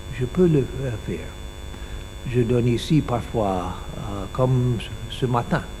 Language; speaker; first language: French; non-native, learner; English